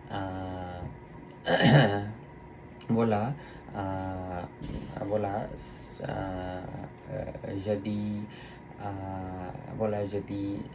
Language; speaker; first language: French; non-native, learner; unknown